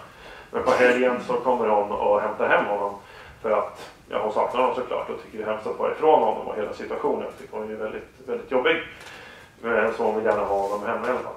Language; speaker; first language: Swedish; native; Swedish